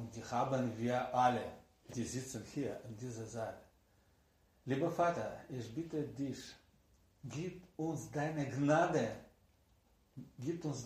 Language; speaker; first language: German; non-native, learner; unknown